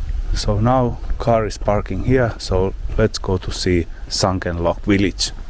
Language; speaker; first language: English; non-native, learner; Finnish